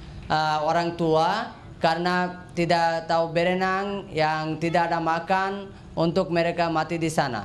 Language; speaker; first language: Indonesian; non-native, learner; Rohingya